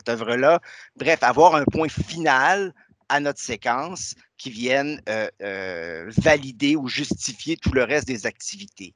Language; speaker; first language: French; native; French